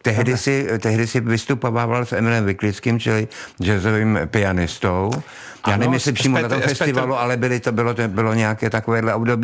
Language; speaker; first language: Czech; native; Czech